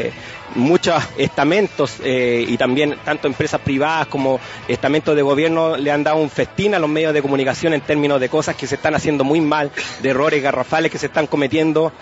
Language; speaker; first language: Spanish; native; Spanish